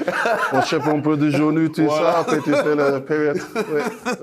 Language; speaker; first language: French; non-native, learner; English